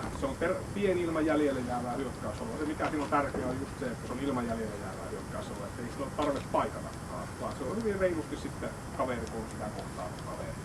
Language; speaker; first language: Finnish; native; Finnish